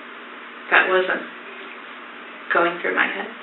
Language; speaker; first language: English; native; English